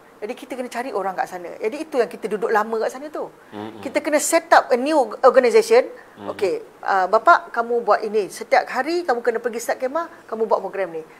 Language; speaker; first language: Malay; native; Malay